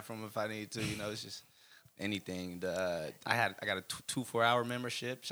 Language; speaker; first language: English; native; English